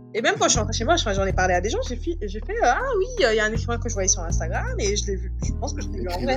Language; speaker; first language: French; non-native, local second language; Wolof